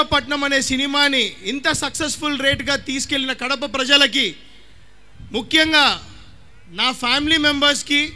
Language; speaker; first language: Telugu; native; Telugu